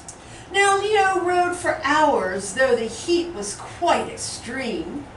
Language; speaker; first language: English; native; English